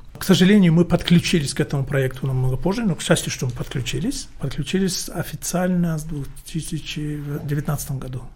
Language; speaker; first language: Russian; non-native, local second language; Tajik